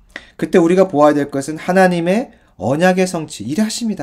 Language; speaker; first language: Korean; native; Korean